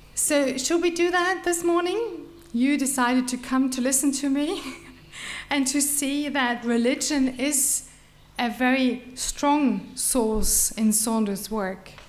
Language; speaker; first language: English; non-native, fluent; German